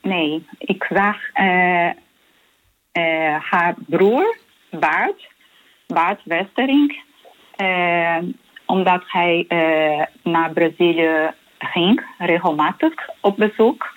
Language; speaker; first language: Dutch; non-native, learner; Portuguese